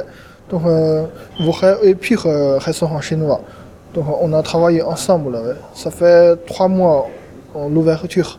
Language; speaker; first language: French; non-native, fluent; Chinese